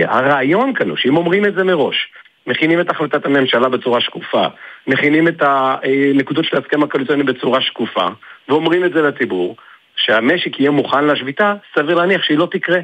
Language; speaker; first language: Hebrew; native; Hebrew